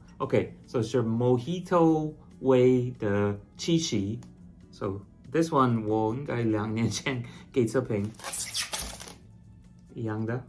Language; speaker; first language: Chinese; non-native, fluent; English